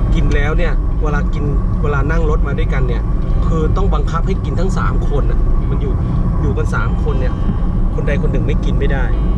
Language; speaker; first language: Thai; native; Thai